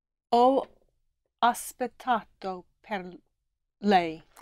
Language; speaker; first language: Italian; non-native, learner; English